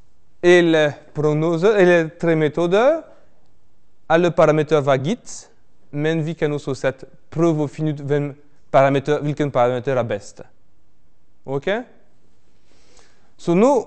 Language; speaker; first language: Norwegian; non-native, fluent; French